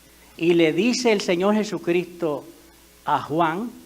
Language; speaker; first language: Spanish; native; Spanish